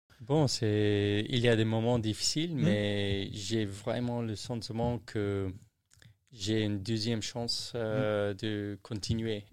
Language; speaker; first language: French; non-native, learner; English